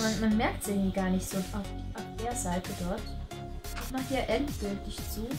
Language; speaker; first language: German; native; German